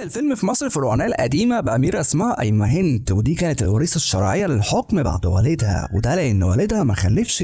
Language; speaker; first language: Arabic; native; Arabic